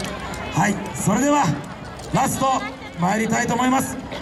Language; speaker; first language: Japanese; native; Japanese